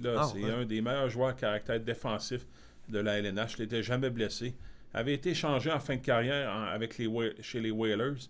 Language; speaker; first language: French; native; French